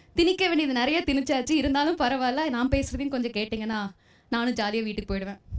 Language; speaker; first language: Tamil; non-native, local second language; Telugu